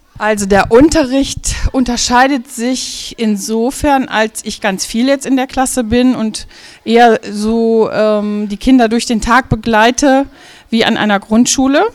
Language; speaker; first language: German; native; German